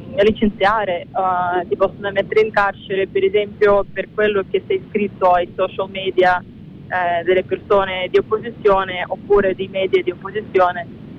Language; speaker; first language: Italian; non-native, fluent; Russian